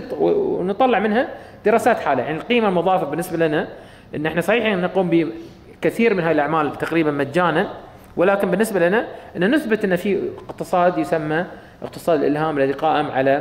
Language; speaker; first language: Arabic; native; Arabic